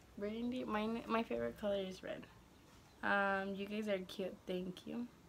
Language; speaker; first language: English; early bilingual, other home language; Spanish